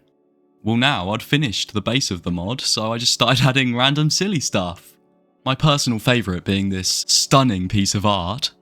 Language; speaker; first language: English; native; English